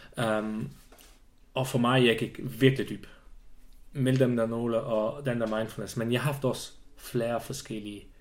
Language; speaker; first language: Danish; non-native, fluent; Swiss German